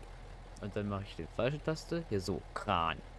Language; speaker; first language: German; native; German